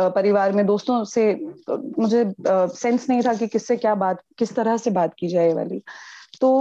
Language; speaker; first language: Hindi; native; Hindi